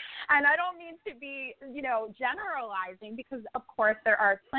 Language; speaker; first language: English; native; English